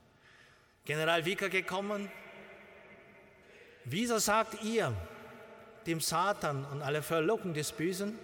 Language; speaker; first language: German; non-native, learner; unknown